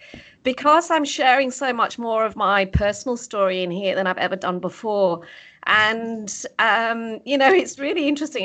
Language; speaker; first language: English; native; English